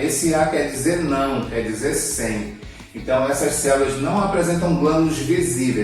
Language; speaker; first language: Portuguese; native; Portuguese